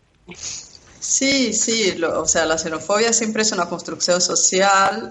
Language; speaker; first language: Spanish; non-native, fluent; Portuguese